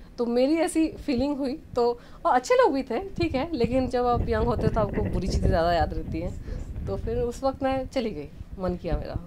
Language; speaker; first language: Hindi; non-native, local second language; Bangla